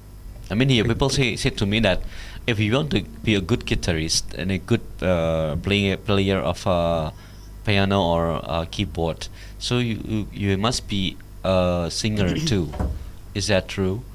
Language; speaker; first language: English; non-native, learner; Indonesian